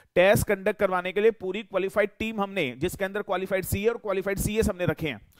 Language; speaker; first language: Hindi; native; Hindi